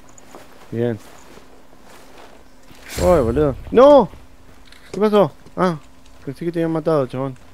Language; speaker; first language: Spanish; native; Spanish